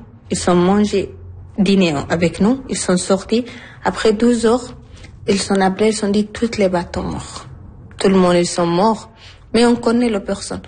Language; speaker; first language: French; non-native, learner; Arabic